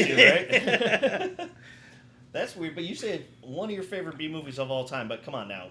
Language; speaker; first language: English; native; English